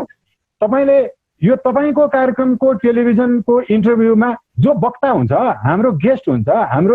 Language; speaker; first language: Nepali; native; Nepali